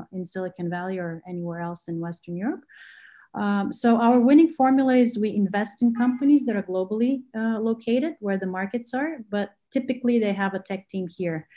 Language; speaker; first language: English; non-native, fluent; Bulgarian